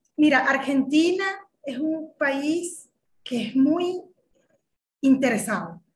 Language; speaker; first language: Spanish; native; Spanish